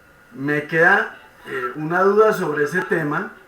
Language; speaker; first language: Spanish; native; Spanish